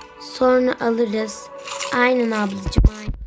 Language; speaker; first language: Turkish; native; Turkish